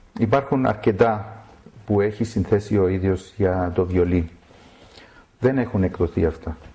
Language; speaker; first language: Greek; non-native, local second language; Armenian